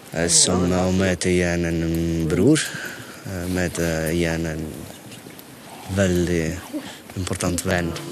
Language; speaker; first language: Norwegian; non-native, learner; Italian